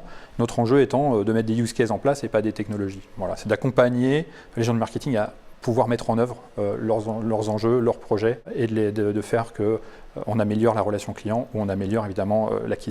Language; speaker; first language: French; native; French